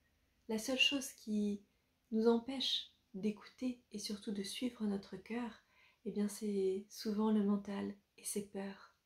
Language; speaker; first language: French; native; French